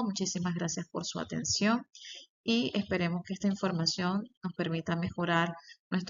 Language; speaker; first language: Spanish; native; Spanish